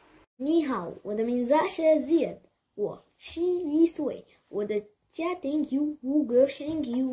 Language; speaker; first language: Chinese; non-native, learner; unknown